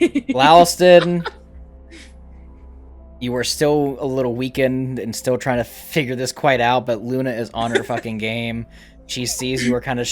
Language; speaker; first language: English; native; English